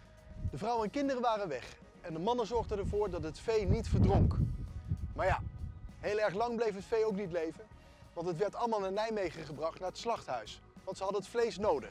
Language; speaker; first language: Dutch; native; Dutch